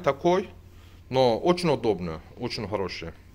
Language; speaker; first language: Russian; non-native, learner; Turkish